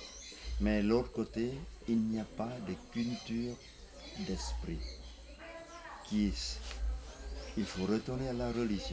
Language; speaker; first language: French; non-native, fluent; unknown